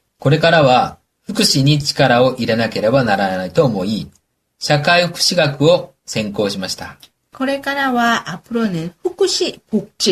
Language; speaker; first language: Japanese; non-native, fluent; Korean